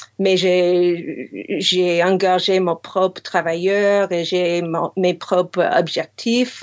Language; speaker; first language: French; non-native, fluent; English